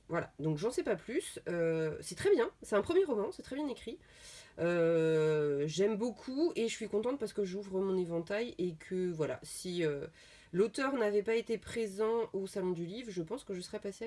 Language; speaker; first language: French; native; French